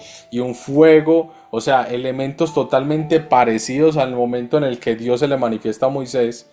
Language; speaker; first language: Spanish; native; Spanish